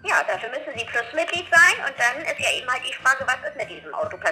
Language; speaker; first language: German; native; German